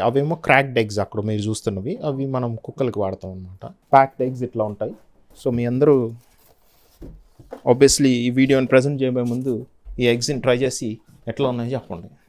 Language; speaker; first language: Telugu; native; Telugu